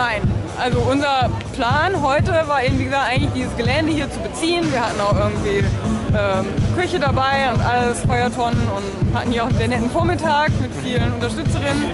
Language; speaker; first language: German; native; German